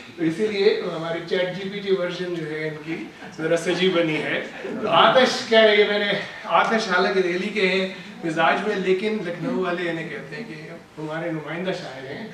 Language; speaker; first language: Urdu; native; Urdu